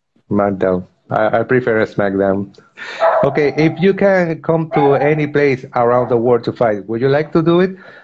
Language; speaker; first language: English; non-native, fluent; Spanish